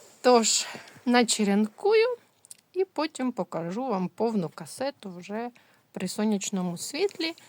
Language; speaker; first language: Ukrainian; non-native, local second language; Russian